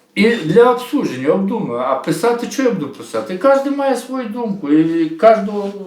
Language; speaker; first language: Ukrainian; native; Ukrainian